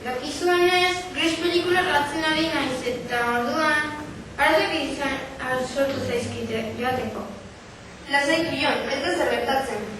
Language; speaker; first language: Basque; non-native, local second language; Spanish